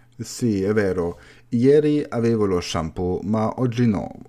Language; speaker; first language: Italian; non-native, learner; German